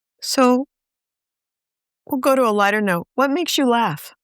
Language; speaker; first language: English; native; English